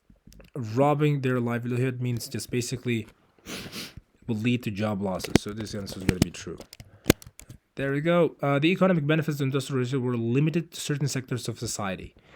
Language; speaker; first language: English; non-native, fluent; Uzbek